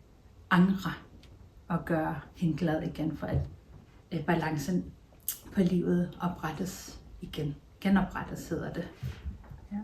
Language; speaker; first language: Danish; non-native, local second language; Kalaallisut